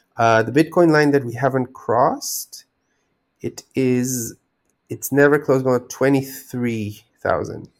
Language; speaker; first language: English; non-native, fluent; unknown